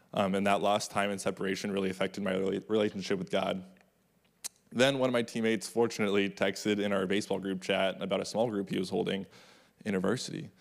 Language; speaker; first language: English; native; English